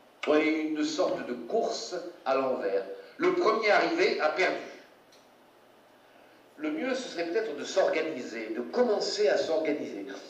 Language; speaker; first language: French; native; French